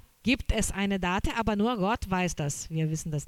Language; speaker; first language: German; non-native, fluent; Portuguese